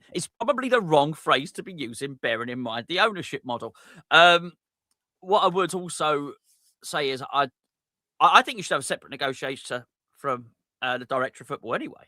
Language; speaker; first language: English; native; English